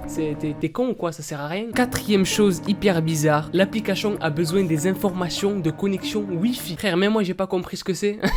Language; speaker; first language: French; native; French